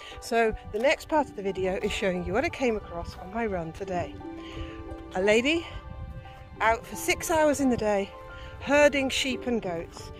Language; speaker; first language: English; native; English